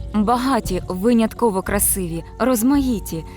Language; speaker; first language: Ukrainian; native; Ukrainian